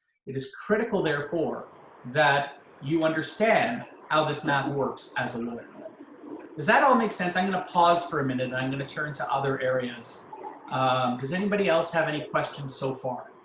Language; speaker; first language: English; native; English